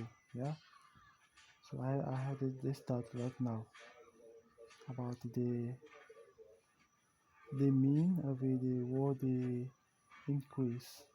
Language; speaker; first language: English; non-native, learner; Portuguese